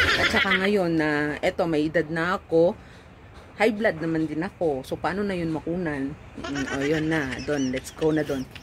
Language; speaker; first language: Filipino; non-native, local second language; Cebuano